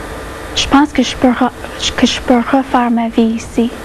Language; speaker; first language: French; non-native, local second language; English